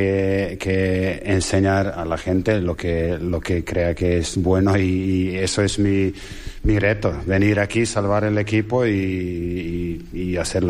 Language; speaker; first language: Spanish; non-native, fluent; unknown